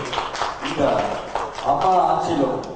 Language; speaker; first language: Tamil; non-native, local second language; Telugu